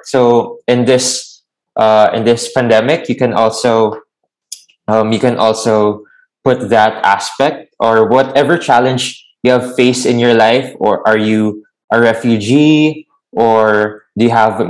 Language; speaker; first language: English; non-native, local second language; Filipino